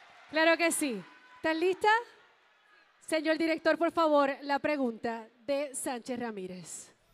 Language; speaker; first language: Spanish; native; Spanish